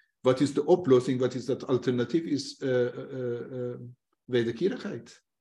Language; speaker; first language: Dutch; non-native, fluent; Persian